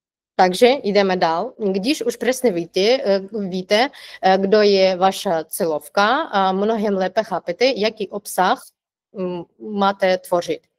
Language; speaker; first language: Czech; non-native, fluent; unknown